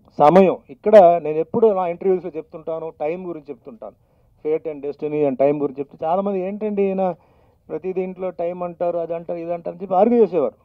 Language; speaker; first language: Telugu; non-native, local second language; Tamil